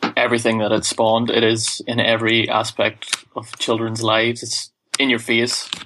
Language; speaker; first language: English; native; English